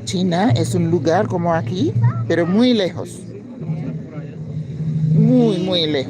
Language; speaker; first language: Spanish; non-native, learner; English